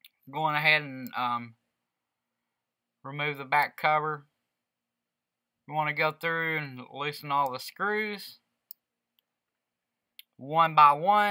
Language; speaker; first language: English; early bilingual, other home language; Spanish